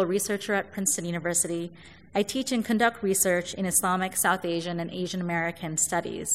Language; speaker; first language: English; native; English